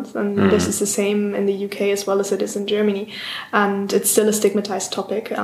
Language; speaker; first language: English; non-native, fluent; German